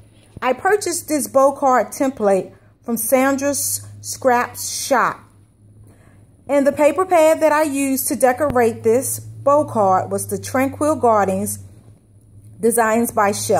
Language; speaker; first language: English; native; English